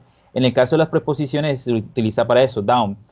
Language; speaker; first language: Spanish; native; Spanish